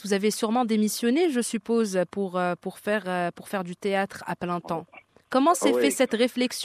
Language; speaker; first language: French; native; French